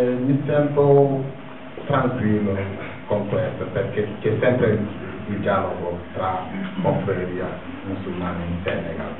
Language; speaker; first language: Italian; non-native, fluent; Wolof